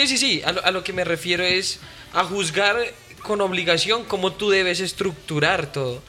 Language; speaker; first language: Spanish; native; Spanish